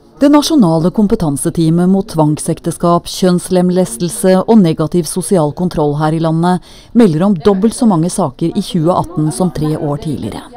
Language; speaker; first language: Norwegian; native; Norwegian